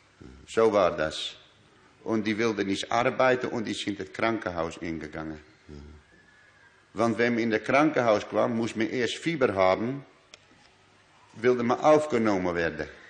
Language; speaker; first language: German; non-native, learner; Dutch